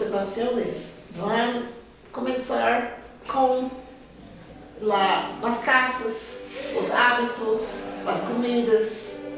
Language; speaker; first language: Spanish; non-native, fluent; Portuguese